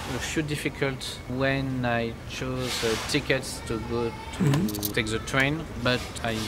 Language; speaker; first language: English; non-native, learner; French